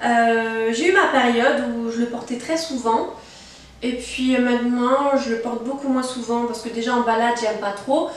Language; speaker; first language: French; native; French